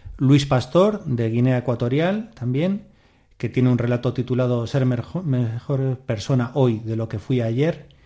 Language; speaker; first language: Spanish; native; Spanish